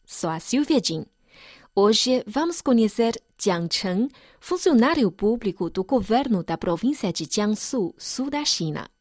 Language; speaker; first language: Portuguese; non-native, fluent; Chinese